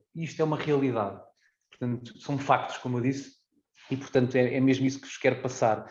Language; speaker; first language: Portuguese; native; Portuguese